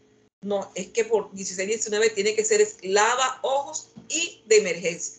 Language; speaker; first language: Spanish; native; Spanish